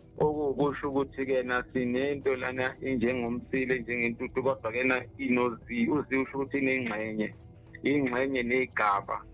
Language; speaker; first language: Zulu; native; Zulu